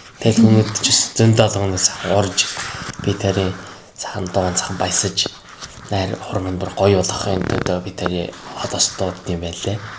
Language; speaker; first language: Mongolian; native; Mongolian